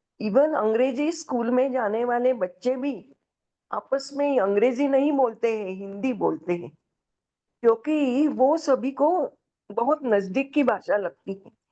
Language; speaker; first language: Hindi; non-native, local second language; Marathi